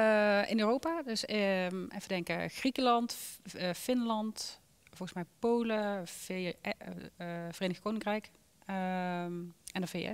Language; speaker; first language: Dutch; native; Dutch